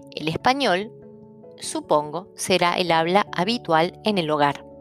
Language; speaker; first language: Spanish; early bilingual, other home language; Italian